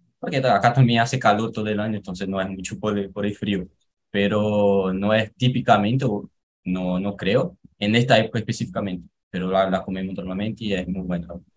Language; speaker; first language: Spanish; non-native, fluent; Portuguese